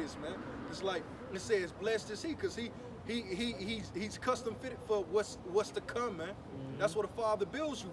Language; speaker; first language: English; native; English